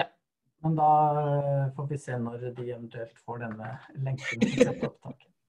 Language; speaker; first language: Norwegian; native; Norwegian